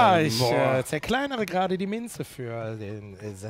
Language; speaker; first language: German; native; German